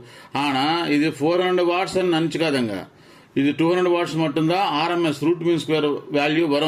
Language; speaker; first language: Tamil; non-native, local second language; Telugu